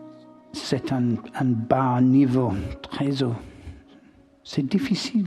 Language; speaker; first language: French; non-native, learner; English